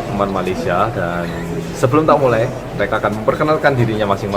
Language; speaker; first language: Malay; non-native, fluent; Korean